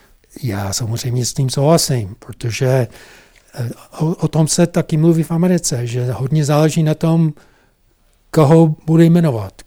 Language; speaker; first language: Czech; non-native, fluent; English